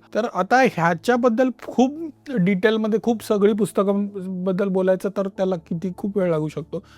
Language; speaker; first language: Marathi; native; Marathi